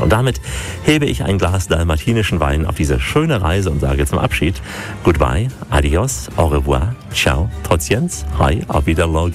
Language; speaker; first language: German; native; German